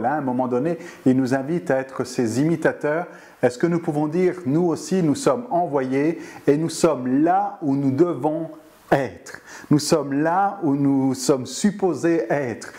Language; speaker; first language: French; native; French